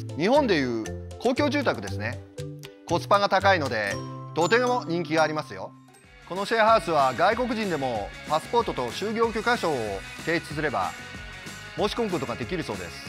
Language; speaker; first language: Japanese; native; Japanese